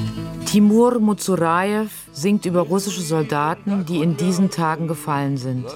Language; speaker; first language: German; native; German